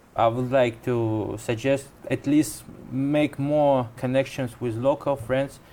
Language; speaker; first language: English; non-native, fluent; Russian